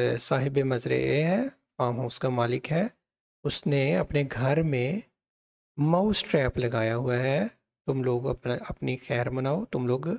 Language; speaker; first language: Urdu; non-native, local second language; Punjabi